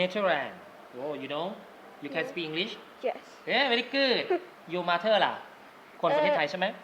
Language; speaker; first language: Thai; native; Thai